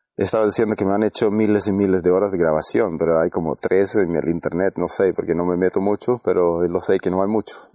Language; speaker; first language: Spanish; non-native, fluent; Swedish